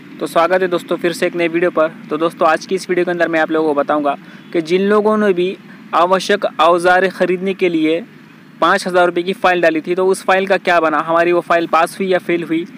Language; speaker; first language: Hindi; non-native, local second language; Marathi